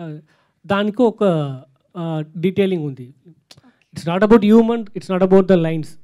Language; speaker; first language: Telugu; non-native, learner; Tamil